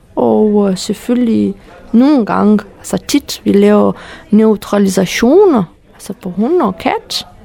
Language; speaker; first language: Danish; non-native, fluent; Romanian